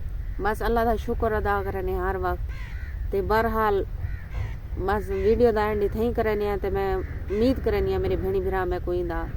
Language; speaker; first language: Hindi; non-native, local second language; Punjabi